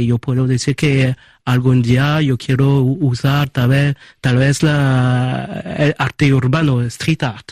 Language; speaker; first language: Spanish; early bilingual, heritage; Spanish